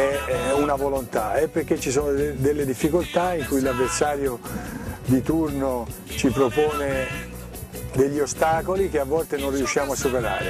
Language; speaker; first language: Italian; native; Italian